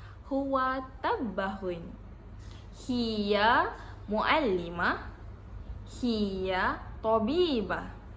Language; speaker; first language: Arabic; non-native, learner; Malay